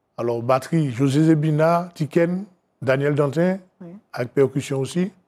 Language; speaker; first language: French; native; French